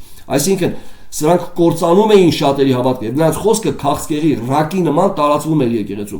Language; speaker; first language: Armenian; native; Armenian